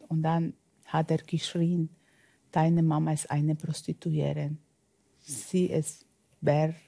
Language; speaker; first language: German; non-native, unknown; Spanish